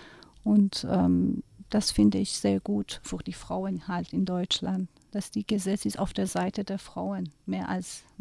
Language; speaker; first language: German; non-native, fluent; Persian